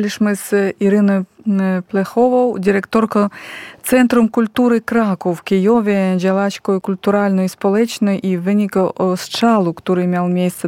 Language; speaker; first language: Polish; non-native, fluent; Ukrainian